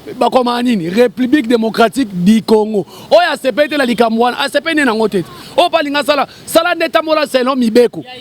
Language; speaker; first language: Lingala; non-native, local second language; Luba-Lulua